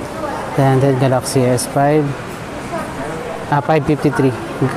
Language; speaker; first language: English; non-native, learner; Filipino